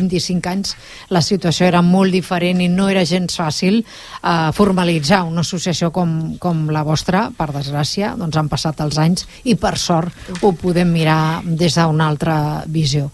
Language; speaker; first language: Catalan; native; Catalan